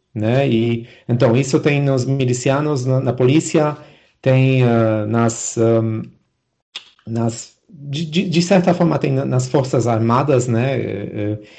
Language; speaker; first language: Portuguese; non-native, fluent; Polish